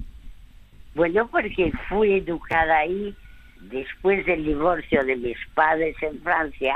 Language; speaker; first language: Spanish; early bilingual, other home language; French